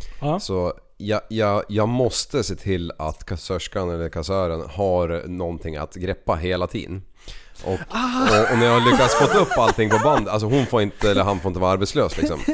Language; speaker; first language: Swedish; native; Swedish